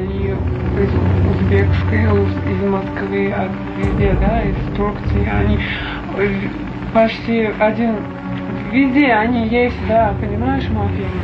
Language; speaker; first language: Russian; non-native, learner; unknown